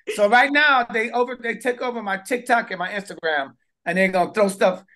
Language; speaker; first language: English; native; English